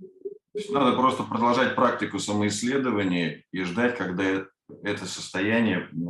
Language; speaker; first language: Russian; native; Russian